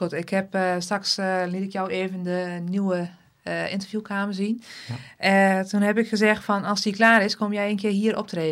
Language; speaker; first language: Dutch; native; Dutch